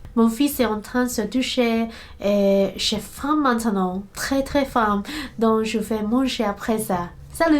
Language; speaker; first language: French; non-native, learner; Cantonese